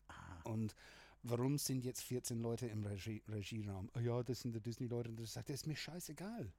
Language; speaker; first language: German; non-native, fluent; English